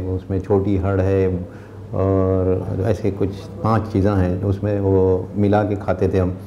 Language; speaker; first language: Hindi; non-native, local second language; Urdu